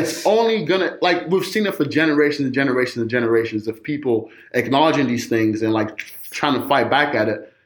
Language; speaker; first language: English; native; English